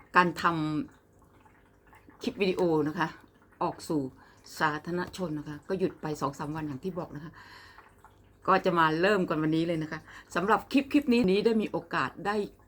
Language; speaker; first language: Thai; native; Thai